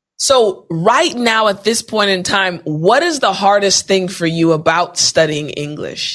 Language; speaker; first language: English; native; English